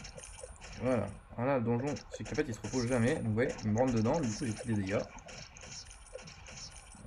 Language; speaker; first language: French; native; French